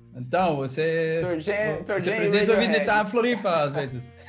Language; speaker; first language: Portuguese; non-native, learner; German